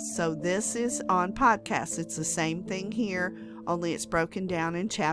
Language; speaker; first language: English; native; English